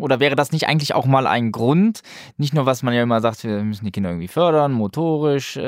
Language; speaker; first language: German; native; German